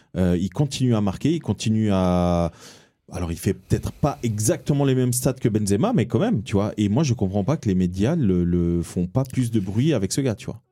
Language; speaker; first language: French; early bilingual, other home language; Portuguese